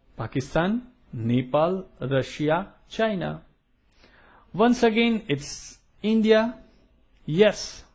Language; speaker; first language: English; non-native, local second language; Gujarati